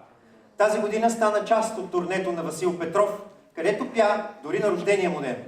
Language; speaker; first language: Bulgarian; native; Bulgarian